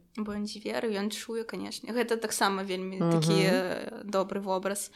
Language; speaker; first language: Belarusian; non-native, local second language; Russian